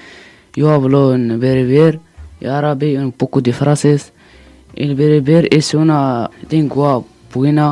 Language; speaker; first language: Spanish; non-native, learner; Berber languages